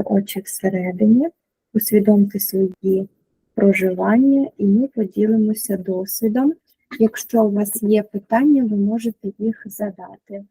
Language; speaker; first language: Ukrainian; native; Ukrainian